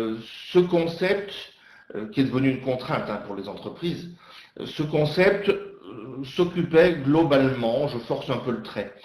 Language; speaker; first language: French; native; French